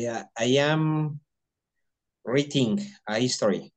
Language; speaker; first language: English; non-native, learner; Spanish